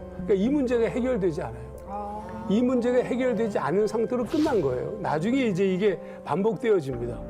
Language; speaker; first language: Korean; native; Korean